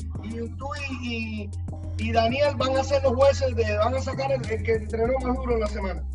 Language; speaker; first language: Spanish; native; Spanish